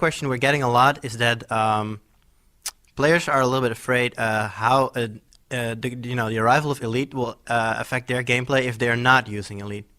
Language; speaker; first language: English; non-native, fluent; Dutch